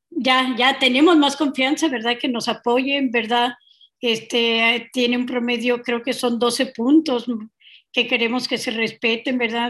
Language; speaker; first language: Spanish; native; Spanish